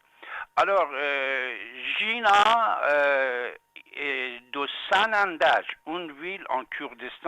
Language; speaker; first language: French; non-native, fluent; Persian